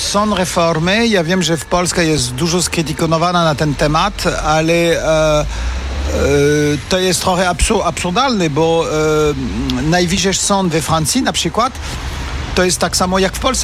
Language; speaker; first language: Polish; non-native, fluent; French